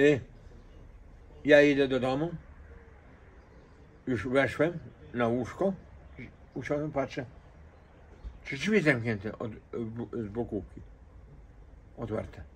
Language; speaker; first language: Polish; native; Polish